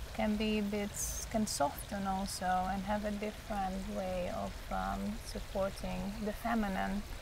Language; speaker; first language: English; non-native, fluent; Dutch